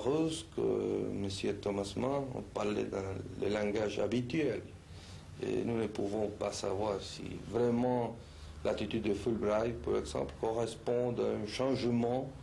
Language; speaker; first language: French; non-native, fluent; Spanish